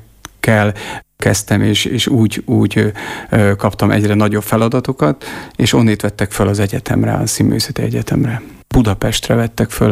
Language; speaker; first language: Hungarian; native; Hungarian